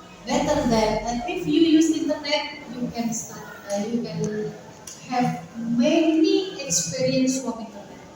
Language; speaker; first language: English; non-native, learner; Indonesian